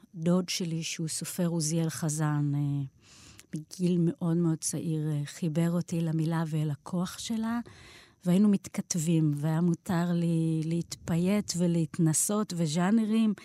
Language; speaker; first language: Hebrew; native; Hebrew